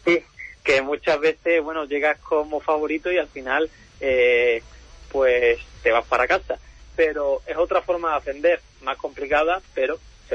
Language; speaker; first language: Spanish; native; Spanish